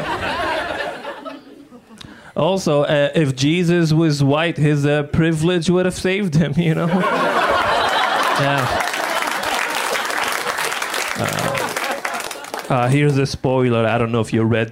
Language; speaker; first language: English; non-native, fluent; Arabic